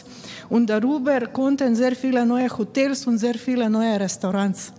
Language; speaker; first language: German; non-native, learner; Slovenian